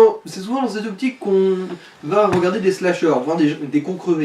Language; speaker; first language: French; native; French